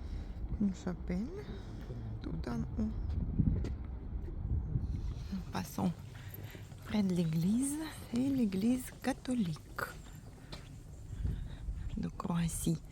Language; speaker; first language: French; non-native, fluent; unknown